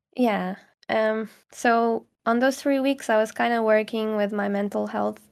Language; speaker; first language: English; non-native, fluent; Portuguese